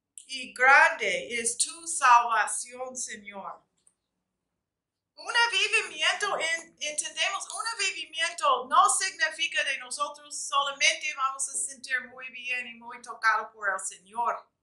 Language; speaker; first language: Spanish; non-native, fluent; English